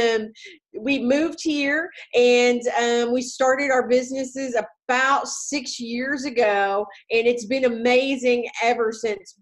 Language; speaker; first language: English; native; English